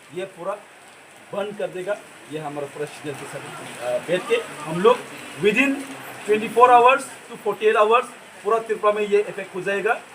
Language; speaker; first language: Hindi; non-native, local second language; Kok Borok